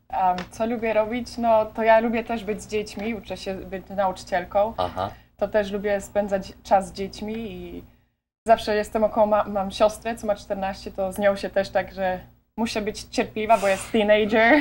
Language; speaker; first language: Polish; early bilingual, heritage; Polish